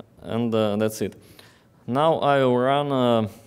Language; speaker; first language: English; non-native, fluent; Russian